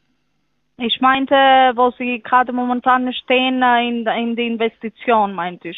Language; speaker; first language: German; non-native, fluent; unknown